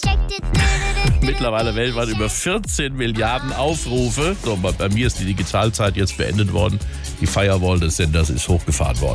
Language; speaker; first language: German; native; German